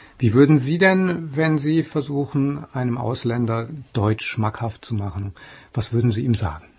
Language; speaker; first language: German; native; German